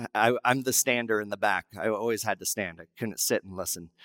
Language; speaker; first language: English; native; English